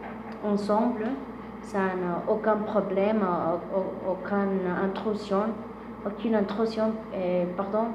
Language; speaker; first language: French; non-native, fluent; Spanish